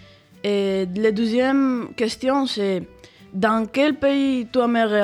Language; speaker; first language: French; non-native, learner; Spanish